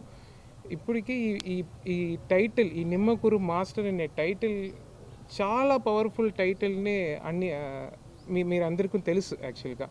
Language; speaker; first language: Telugu; non-native, learner; Tamil